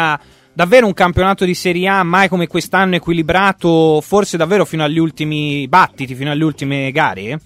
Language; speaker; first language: Italian; native; Italian